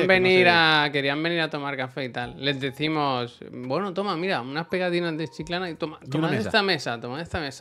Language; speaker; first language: Spanish; native; Spanish